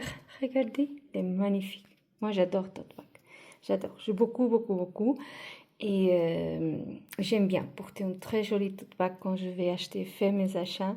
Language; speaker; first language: French; non-native, fluent; Portuguese